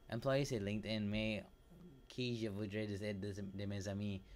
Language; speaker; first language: French; non-native, learner; English